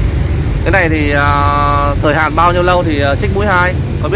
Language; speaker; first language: Vietnamese; native; Vietnamese